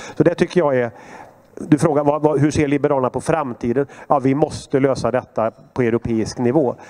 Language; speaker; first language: Swedish; native; Swedish